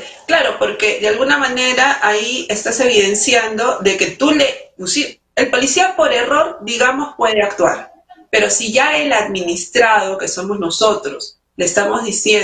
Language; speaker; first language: Spanish; native; Spanish